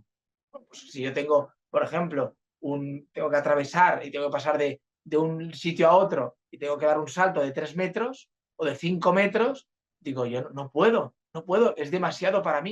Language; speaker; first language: Spanish; native; Spanish